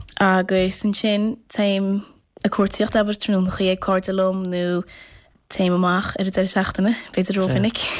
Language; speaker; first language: Irish; native; Irish